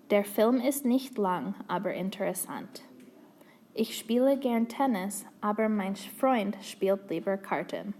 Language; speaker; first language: German; non-native, fluent; English